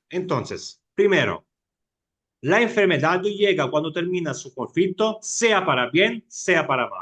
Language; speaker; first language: Spanish; non-native, fluent; Italian